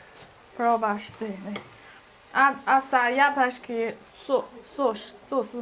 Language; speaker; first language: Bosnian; non-native, learner; Chinese